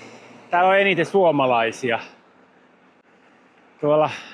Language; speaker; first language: Finnish; native; Finnish